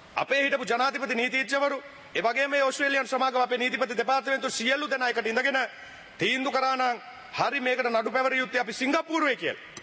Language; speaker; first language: Sinhala; native; Sinhala